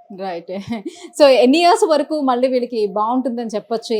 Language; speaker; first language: Telugu; native; Telugu